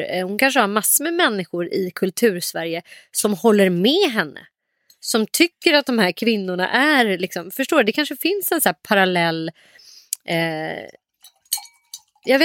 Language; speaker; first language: Swedish; native; Swedish